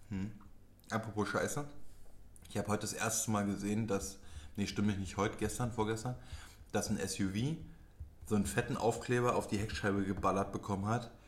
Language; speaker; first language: German; early bilingual, other home language; Polish